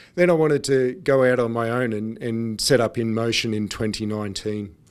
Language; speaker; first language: English; native; English